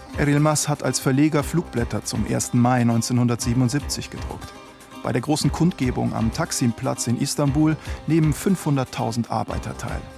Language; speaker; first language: German; native; German